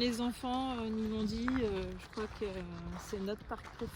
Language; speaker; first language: French; native; French